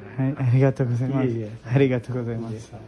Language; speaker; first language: Japanese; non-native, learner; Telugu